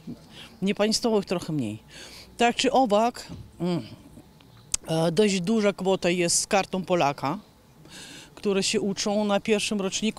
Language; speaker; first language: Polish; non-native, fluent; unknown